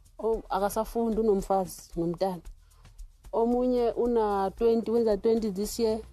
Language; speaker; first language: Zulu; non-native, local second language; Xhosa